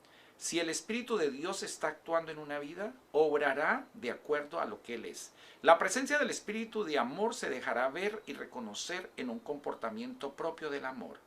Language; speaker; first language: Spanish; native; Spanish